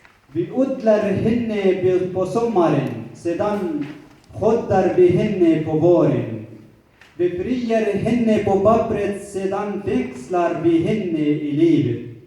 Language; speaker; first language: Swedish; non-native, learner; Kurdish